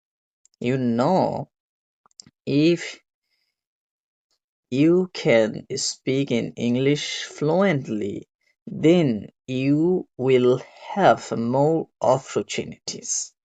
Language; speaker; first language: English; non-native, learner; Bangla